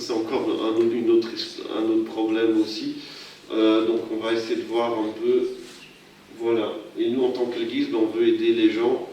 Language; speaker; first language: French; native; French